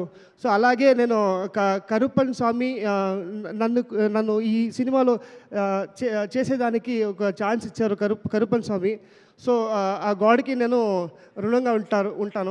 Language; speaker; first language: Telugu; non-native, learner; Kannada